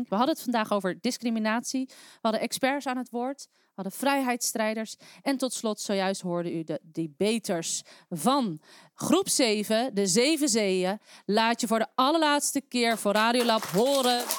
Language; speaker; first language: Dutch; native; Dutch